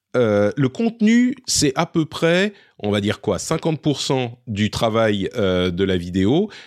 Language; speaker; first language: French; native; French